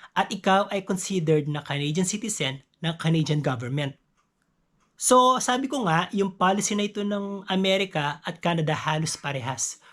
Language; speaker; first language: Filipino; native; Filipino